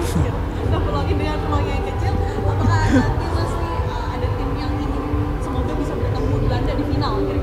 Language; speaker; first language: Indonesian; native; Indonesian